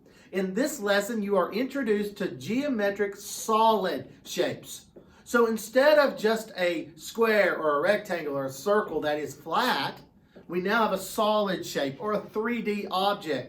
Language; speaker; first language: English; native; English